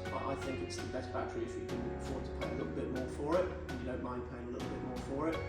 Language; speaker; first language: English; native; English